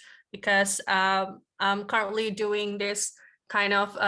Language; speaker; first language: English; non-native, fluent; Indonesian